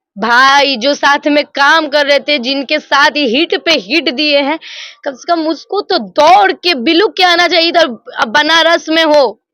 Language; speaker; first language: Hindi; non-native, local second language; Bangla